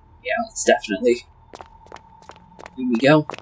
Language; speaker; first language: English; native; English